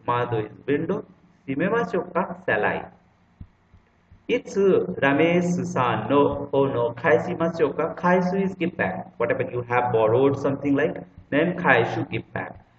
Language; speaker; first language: English; non-native, local second language; Nepali